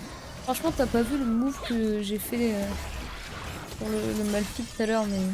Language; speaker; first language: French; native; French